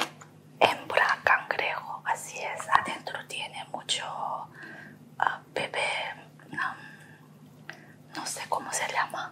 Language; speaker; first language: Spanish; non-native, learner; Korean